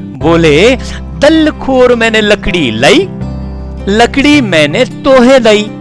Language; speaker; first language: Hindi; native; Hindi